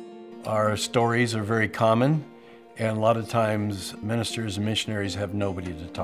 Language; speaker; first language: English; native; English